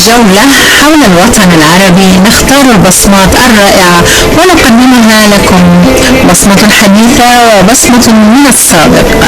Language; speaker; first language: Arabic; native; Arabic